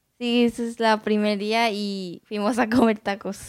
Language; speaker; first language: Spanish; non-native, learner; Japanese